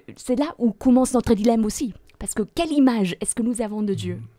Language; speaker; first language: French; non-native, fluent; German